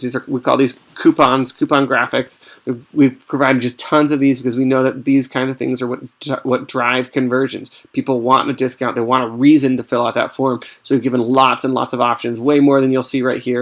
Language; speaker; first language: English; native; English